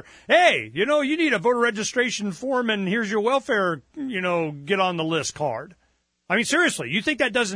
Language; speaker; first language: English; native; English